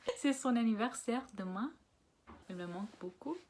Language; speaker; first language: French; non-native, learner; Punjabi